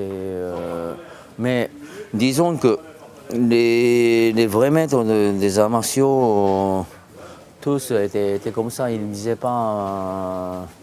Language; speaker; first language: French; non-native, fluent; Japanese